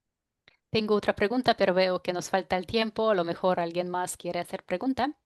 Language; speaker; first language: Spanish; non-native, fluent; Russian